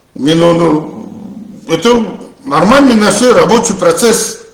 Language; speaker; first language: Russian; non-native, local second language; Kazakh